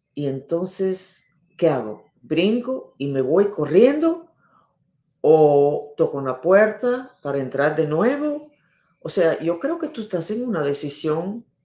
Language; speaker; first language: Spanish; non-native, fluent; English